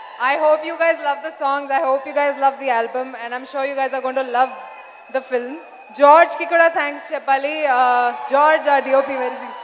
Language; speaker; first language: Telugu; non-native, local second language; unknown